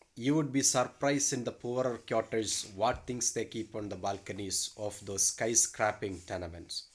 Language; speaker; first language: English; non-native, local second language; Malayalam